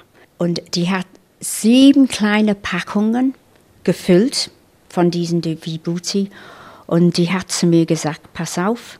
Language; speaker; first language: German; non-native, fluent; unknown